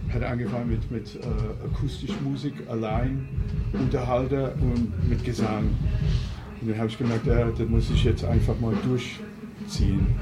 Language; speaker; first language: German; non-native, fluent; English